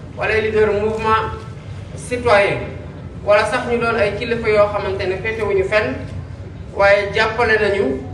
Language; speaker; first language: Wolof; non-native, local second language; Serer